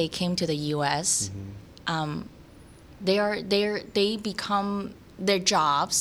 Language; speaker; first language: English; early bilingual, other home language; Cantonese